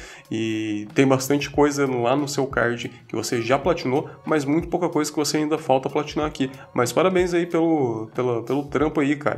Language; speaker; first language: Portuguese; native; Portuguese